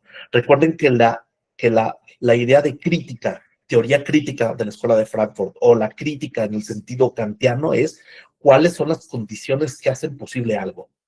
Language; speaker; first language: Spanish; native; Spanish